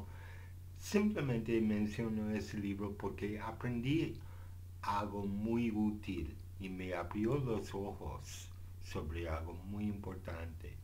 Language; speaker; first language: Spanish; non-native, fluent; English